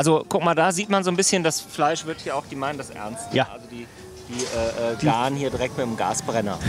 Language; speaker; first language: German; native; German